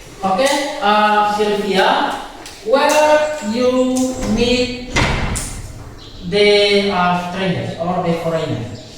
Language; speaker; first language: English; non-native, learner; Indonesian